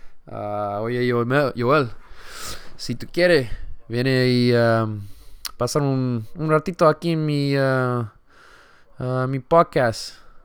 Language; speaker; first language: Spanish; early bilingual, heritage; Spanish